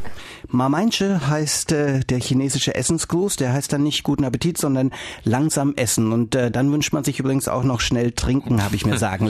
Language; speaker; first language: German; native; German